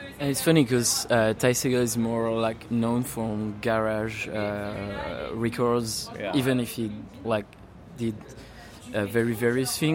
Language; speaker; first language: English; non-native, learner; French